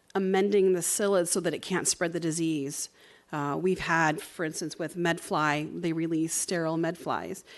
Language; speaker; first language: English; native; English